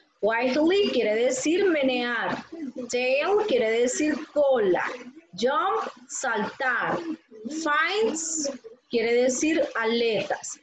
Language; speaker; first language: Spanish; native; Spanish